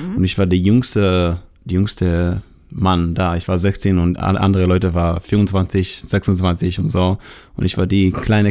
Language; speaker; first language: German; non-native, learner; Hebrew